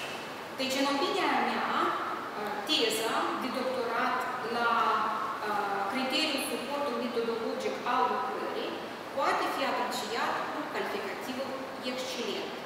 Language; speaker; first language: Romanian; native; Romanian